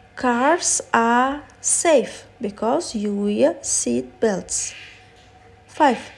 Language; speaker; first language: English; non-native, fluent; Kazakh